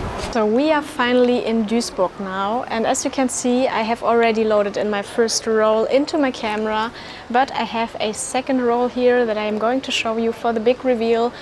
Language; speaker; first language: English; non-native, fluent; German